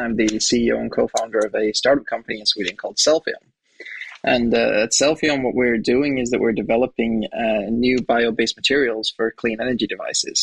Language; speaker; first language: English; native; English